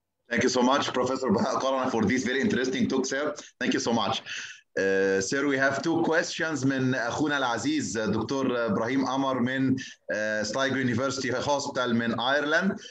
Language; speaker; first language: English; non-native, fluent; Arabic